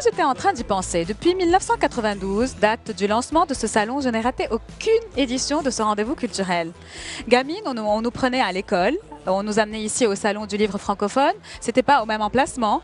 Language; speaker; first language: French; non-native, local second language; Arabic